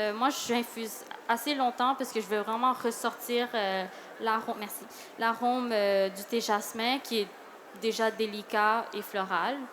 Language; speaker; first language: French; early bilingual, other home language; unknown